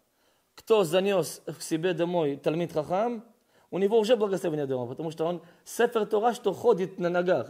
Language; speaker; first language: Russian; early bilingual, heritage; Russian